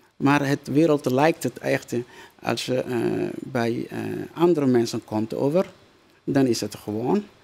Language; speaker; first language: Dutch; non-native, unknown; Somali